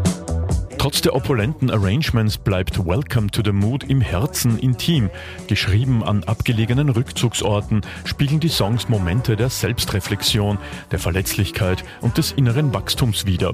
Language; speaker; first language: German; native; German